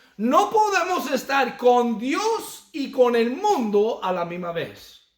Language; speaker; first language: Spanish; non-native, fluent; English